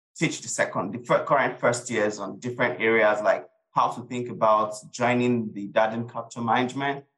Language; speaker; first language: English; non-native, local second language; Yoruba